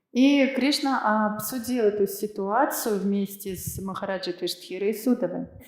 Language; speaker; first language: Russian; native; Russian